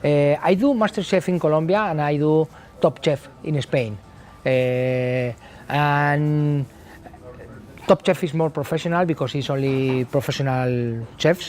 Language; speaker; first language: English; non-native, learner; Spanish